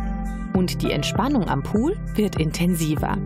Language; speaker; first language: German; native; German